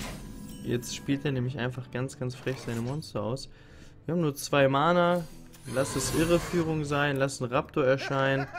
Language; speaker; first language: German; native; German